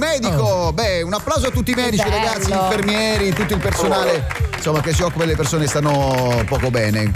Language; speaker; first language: Italian; native; Italian